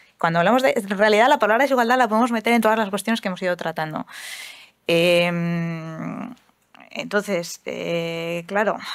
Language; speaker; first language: Spanish; native; Spanish